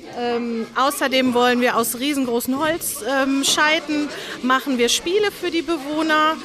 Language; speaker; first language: German; native; German